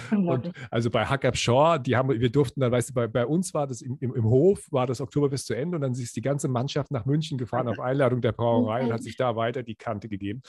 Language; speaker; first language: German; native; German